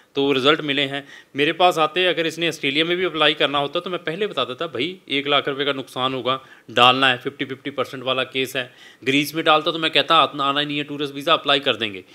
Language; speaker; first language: Hindi; non-native, local second language; Punjabi